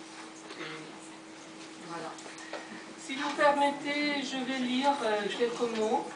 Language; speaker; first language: French; non-native, fluent; Persian